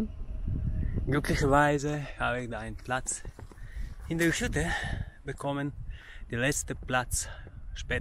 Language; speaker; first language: German; non-native, fluent; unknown